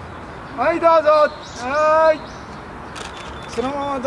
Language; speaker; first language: Japanese; native; Japanese